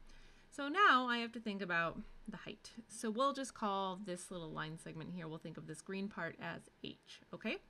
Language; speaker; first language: English; native; English